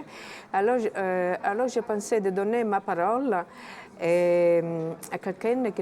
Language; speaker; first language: French; non-native, fluent; Italian